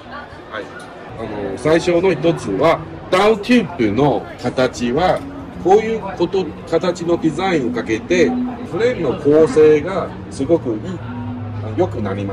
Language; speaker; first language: Japanese; non-native, learner; Chinese